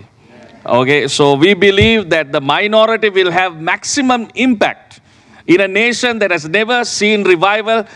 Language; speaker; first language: English; non-native, local second language; Sinhala